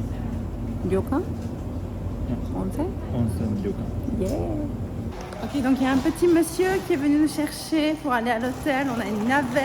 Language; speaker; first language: French; native; French